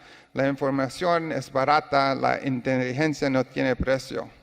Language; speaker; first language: Spanish; non-native, learner; English